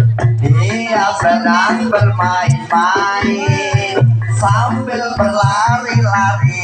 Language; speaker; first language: Indonesian; non-native, local second language; Javanese